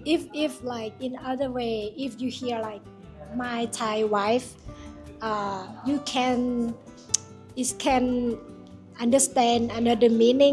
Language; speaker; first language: English; non-native, learner; Thai